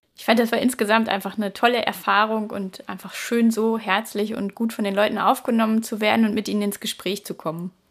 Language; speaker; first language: German; native; German